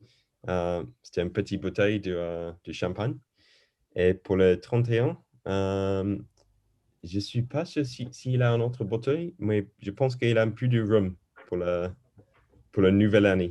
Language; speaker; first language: French; non-native, learner; English